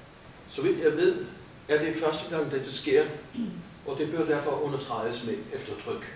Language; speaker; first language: Danish; non-native, fluent; French